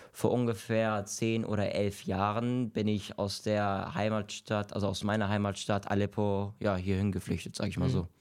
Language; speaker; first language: German; early bilingual, other home language; Arabic